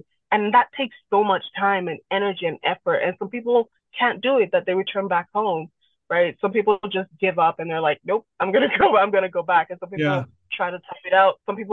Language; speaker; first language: English; non-native, local second language; Yoruba